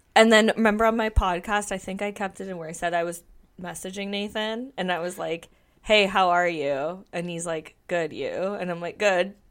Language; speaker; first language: English; native; English